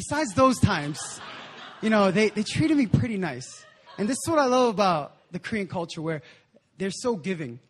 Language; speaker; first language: English; native; English